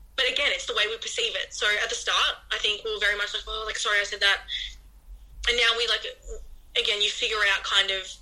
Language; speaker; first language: English; native; English